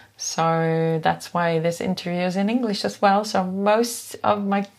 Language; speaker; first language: English; non-native, fluent; Dutch